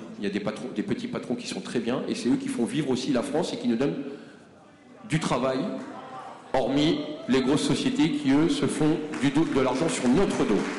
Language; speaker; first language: French; native; French